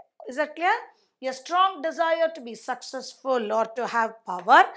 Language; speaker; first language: English; non-native, local second language; Tamil